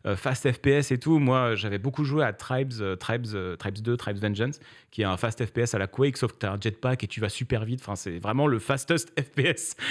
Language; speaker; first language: French; native; French